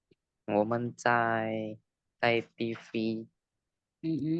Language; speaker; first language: Chinese; non-native, learner; Indonesian